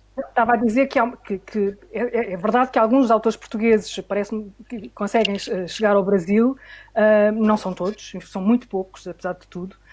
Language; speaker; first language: Portuguese; native; Portuguese